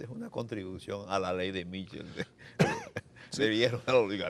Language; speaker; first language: Spanish; native; Spanish